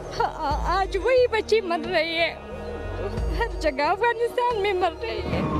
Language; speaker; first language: Hindi; non-native, fluent; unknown